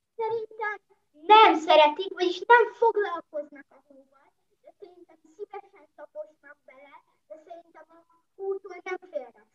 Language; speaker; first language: Hungarian; early bilingual, heritage; Hungarian